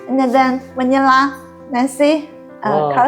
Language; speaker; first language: English; non-native, learner; Chinese